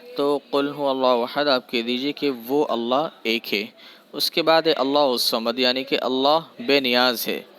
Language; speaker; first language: Urdu; native; Urdu